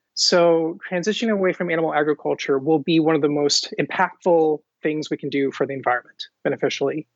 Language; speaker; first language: English; early bilingual, other home language; Hindi